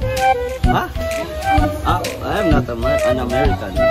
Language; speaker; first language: English; non-native, learner; Filipino